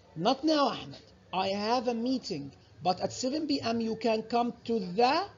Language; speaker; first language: English; non-native, fluent; Arabic